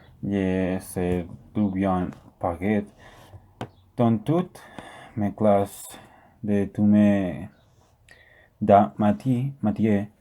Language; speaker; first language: French; non-native, learner; Spanish